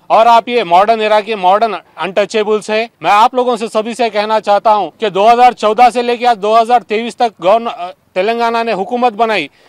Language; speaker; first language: Urdu; native; Urdu